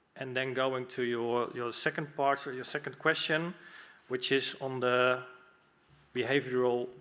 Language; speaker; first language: English; non-native, fluent; Dutch